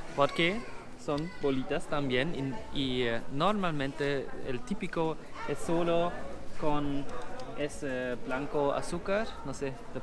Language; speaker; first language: Spanish; non-native, learner; German